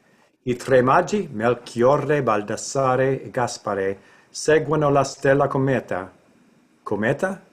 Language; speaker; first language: Italian; non-native, learner; English